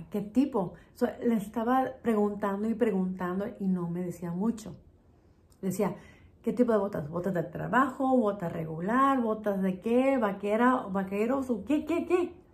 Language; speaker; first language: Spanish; early bilingual, heritage; Spanish